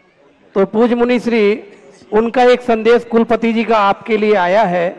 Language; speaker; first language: Hindi; native; Hindi